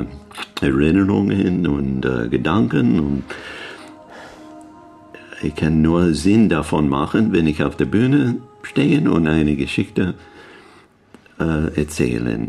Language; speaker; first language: German; non-native, learner; English